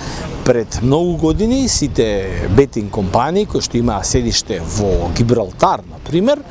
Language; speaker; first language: Macedonian; native; Macedonian